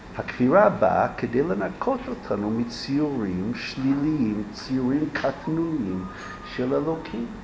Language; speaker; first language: Hebrew; non-native, fluent; English